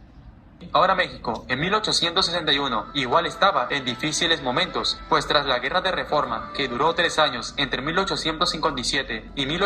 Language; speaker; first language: Spanish; native; Spanish